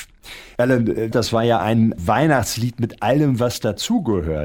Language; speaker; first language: German; native; German